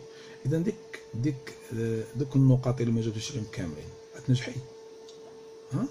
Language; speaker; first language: Arabic; native; Arabic